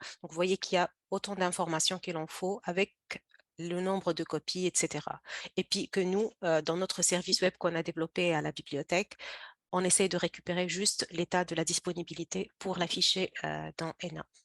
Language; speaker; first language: French; native; French